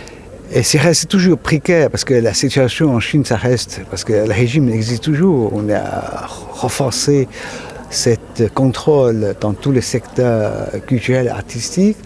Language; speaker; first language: French; non-native, fluent; Chinese